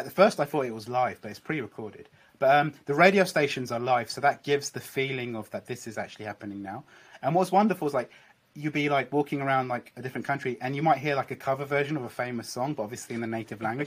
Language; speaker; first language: English; native; English